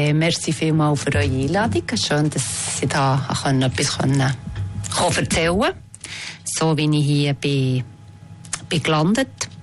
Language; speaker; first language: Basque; non-native, fluent; Swiss German